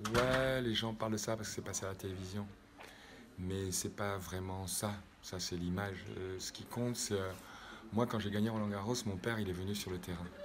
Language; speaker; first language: French; native; French